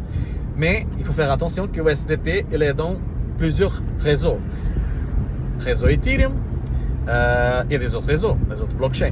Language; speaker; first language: French; non-native, fluent; Portuguese